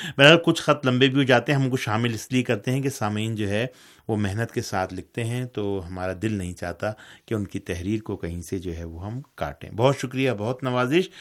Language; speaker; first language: Urdu; native; Urdu